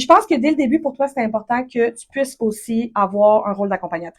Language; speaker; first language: French; native; French